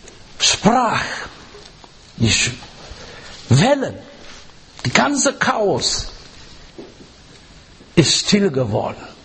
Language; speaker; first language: German; non-native, learner; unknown